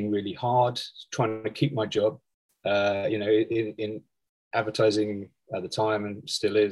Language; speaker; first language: English; native; English